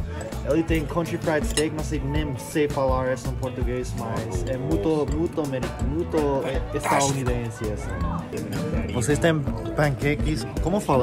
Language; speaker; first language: Portuguese; non-native, learner; English